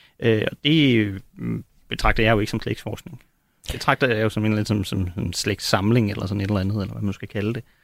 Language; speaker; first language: Danish; native; Danish